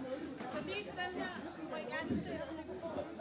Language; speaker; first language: Danish; native; Danish